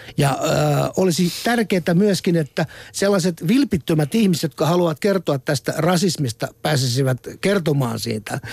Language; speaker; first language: Finnish; native; Finnish